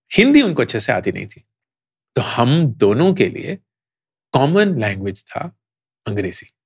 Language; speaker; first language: Hindi; native; Hindi